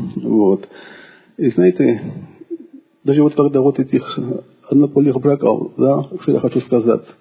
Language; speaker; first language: Russian; non-native, local second language; Georgian